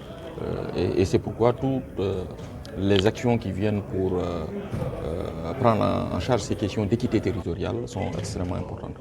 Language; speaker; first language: French; non-native, local second language; Wolof